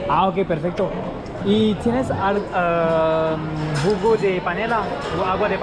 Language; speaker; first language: Spanish; non-native, learner; French